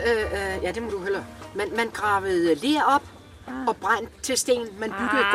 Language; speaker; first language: German; non-native, learner; Danish